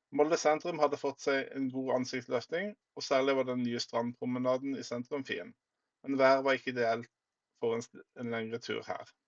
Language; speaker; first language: Norwegian; native; Norwegian